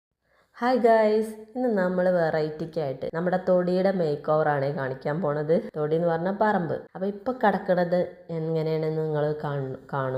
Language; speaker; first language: Malayalam; native; Malayalam